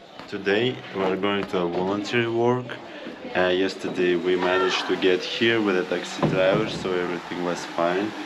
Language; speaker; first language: English; non-native, fluent; Russian